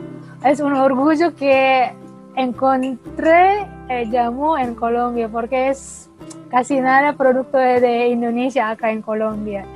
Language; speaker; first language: Spanish; non-native, learner; Indonesian